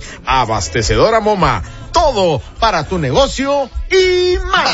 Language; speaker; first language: Spanish; native; Spanish